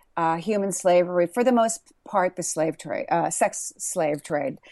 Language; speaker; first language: English; native; English